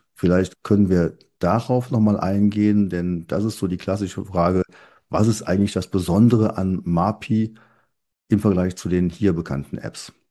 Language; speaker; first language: German; native; German